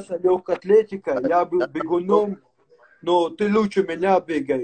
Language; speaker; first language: Russian; native; Russian